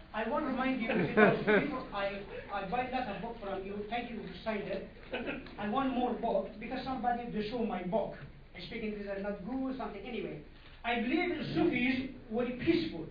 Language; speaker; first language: English; non-native, learner; Persian